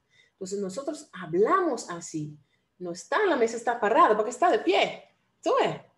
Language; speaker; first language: Spanish; non-native, fluent; Dutch